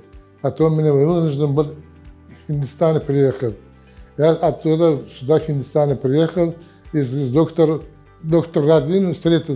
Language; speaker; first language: Russian; non-native, learner; Uzbek